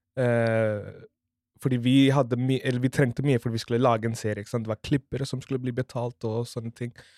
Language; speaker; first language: Norwegian; non-native, fluent; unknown